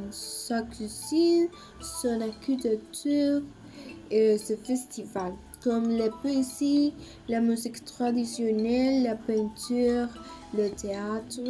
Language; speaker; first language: French; non-native, learner; Spanish